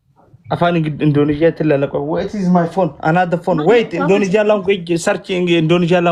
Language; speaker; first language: English; non-native, learner; Oromo